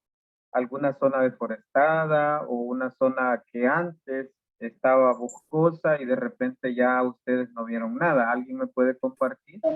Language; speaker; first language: Spanish; native; Spanish